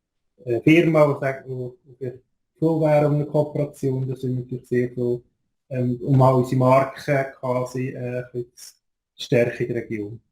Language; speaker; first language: German; native; German